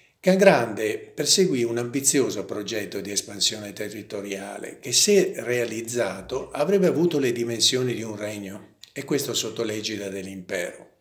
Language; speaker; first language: Italian; native; Italian